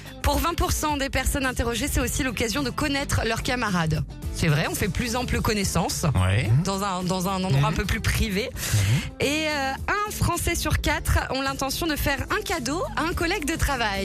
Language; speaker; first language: French; native; French